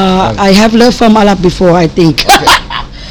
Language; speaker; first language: English; non-native, learner; Thai